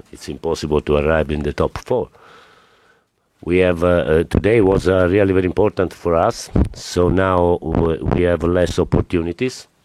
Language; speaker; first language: English; non-native, fluent; Italian